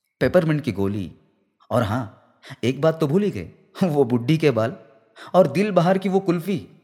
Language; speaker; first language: Hindi; non-native, local second language; Marathi